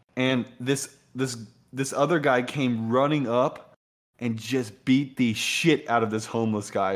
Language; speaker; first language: English; native; English